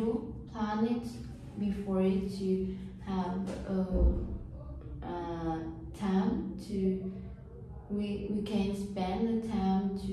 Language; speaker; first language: English; non-native, learner; Vietnamese